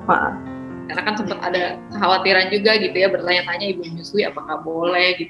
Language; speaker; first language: Indonesian; native; Indonesian